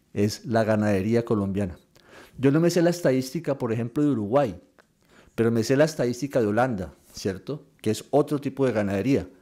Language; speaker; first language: Spanish; native; Spanish